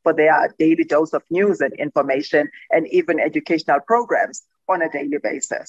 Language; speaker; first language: English; non-native, local second language; Xhosa